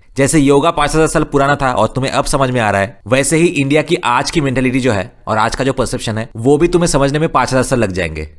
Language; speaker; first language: Hindi; non-native, local second language; Bangla